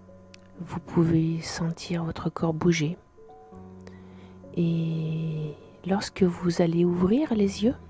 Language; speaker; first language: French; native; French